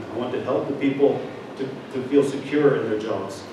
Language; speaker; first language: English; native; English